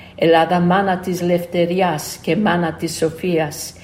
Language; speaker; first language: Greek; early bilingual, heritage; Greek